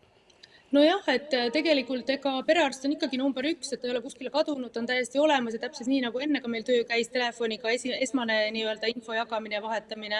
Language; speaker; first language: Estonian; native; Estonian